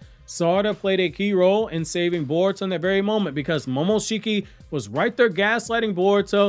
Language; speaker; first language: English; native; English